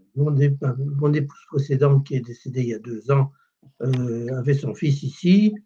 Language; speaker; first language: French; native; French